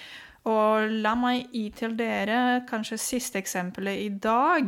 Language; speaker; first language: Norwegian; non-native, fluent; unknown